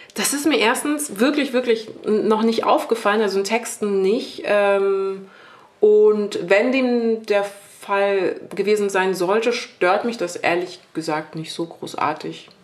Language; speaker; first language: German; native; German